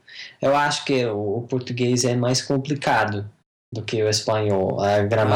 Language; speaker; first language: Portuguese; non-native, fluent; English